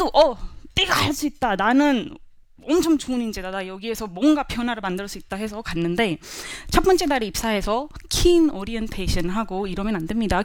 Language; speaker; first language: Korean; non-native, fluent; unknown